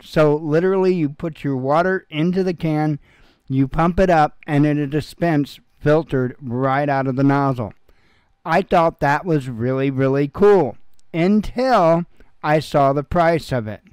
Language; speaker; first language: English; native; English